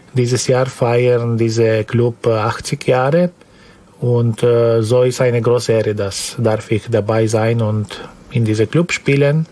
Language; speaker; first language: German; non-native, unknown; Slovenian